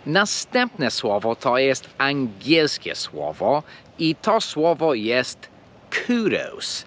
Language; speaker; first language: Polish; early bilingual, heritage; English